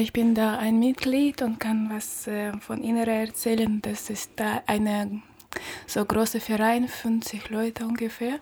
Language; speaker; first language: German; non-native, learner; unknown